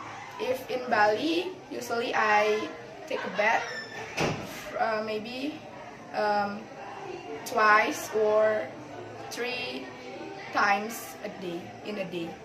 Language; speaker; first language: English; non-native, learner; Indonesian